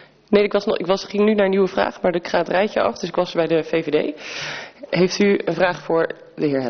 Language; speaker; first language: Dutch; native; Dutch